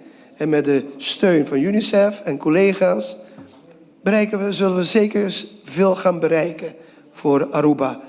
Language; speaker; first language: Dutch; non-native, local second language; Papiamento